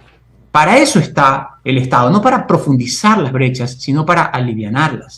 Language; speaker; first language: Spanish; native; Spanish